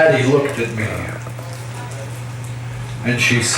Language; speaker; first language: English; native; English